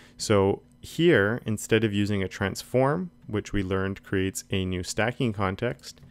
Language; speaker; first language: English; native; English